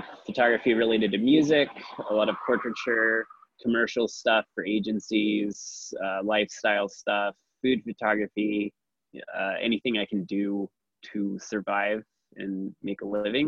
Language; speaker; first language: English; native; English